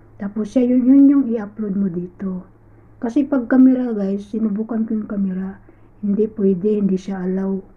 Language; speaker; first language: Filipino; non-native, local second language; Cebuano